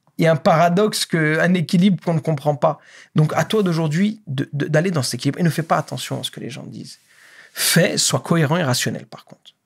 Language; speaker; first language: French; native; French